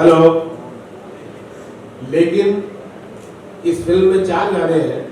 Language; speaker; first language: Hindi; native; Hindi